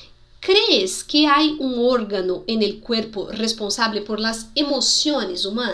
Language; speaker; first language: Spanish; non-native, fluent; Portuguese